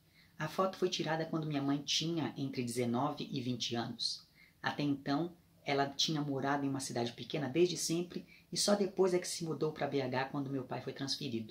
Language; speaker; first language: Portuguese; native; Portuguese